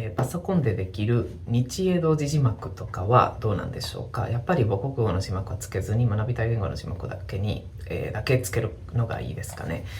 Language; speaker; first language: Japanese; non-native, fluent; Spanish